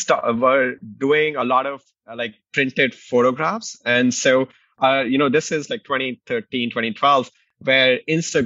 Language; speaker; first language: English; non-native, local second language; Hindi